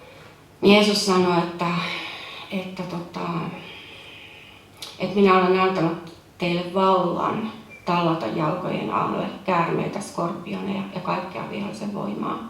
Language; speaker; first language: Finnish; native; Finnish